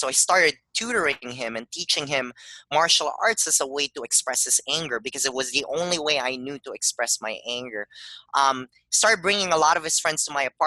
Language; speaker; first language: English; non-native, local second language; Filipino